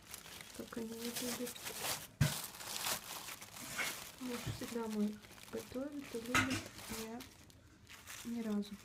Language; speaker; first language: Russian; non-native, learner; Turkish